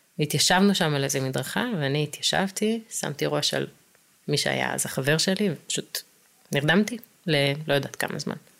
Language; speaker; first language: Hebrew; native; Hebrew